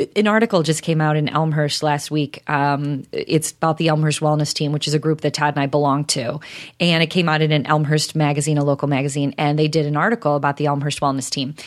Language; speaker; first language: English; native; English